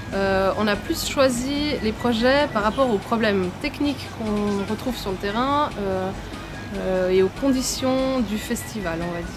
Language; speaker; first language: French; native; French